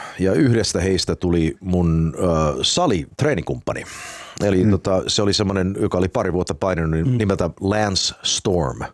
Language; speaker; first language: Finnish; early bilingual, heritage; Finnish